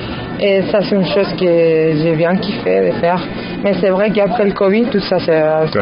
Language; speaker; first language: French; non-native, fluent; Spanish